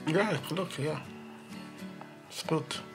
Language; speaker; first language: Dutch; non-native, learner; Somali